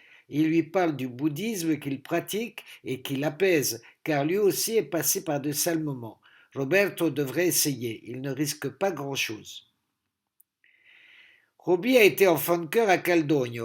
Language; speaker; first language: French; native; French